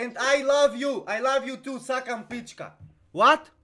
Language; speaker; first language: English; non-native, learner; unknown